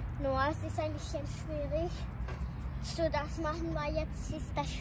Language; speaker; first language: German; non-native, learner; Arabic